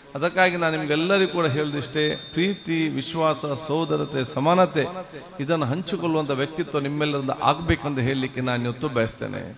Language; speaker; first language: Kannada; non-native, local second language; Malayalam